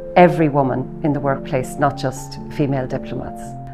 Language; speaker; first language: English; native; English